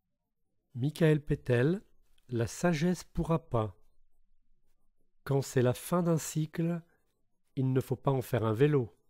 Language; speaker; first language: French; native; French